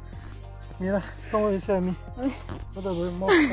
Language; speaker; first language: Spanish; non-native, learner; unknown